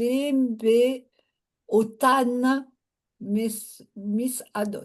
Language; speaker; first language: Hebrew; non-native, learner; French